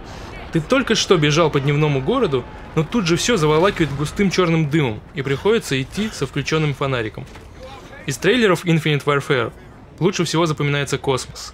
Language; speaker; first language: Russian; native; Russian